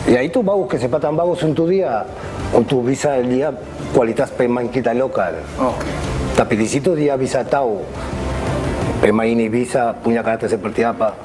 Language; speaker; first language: Indonesian; non-native, local second language; Spanish